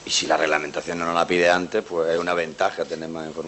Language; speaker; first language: Spanish; native; Spanish